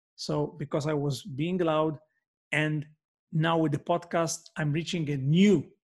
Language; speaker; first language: English; non-native, fluent; Maltese